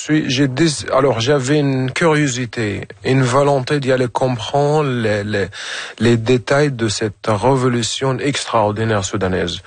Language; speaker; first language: French; non-native, fluent; Arabic